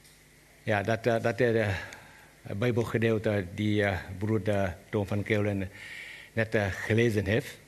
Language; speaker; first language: Dutch; non-native, learner; Vietnamese